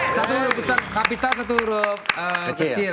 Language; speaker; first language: Indonesian; native; Indonesian